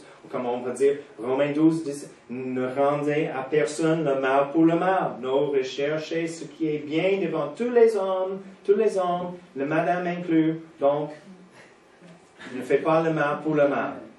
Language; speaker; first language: French; non-native, fluent; English